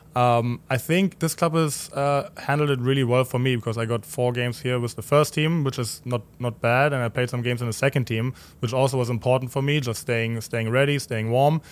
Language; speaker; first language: English; non-native, fluent; German